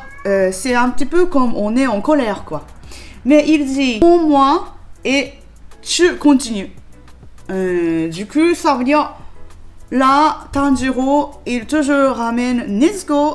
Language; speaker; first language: French; non-native, learner; Japanese